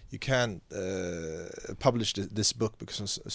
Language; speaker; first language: English; non-native, fluent; Swedish